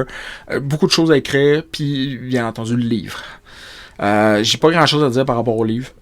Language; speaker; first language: French; native; French